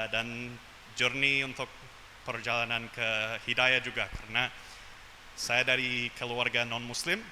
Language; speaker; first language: Indonesian; non-native, fluent; English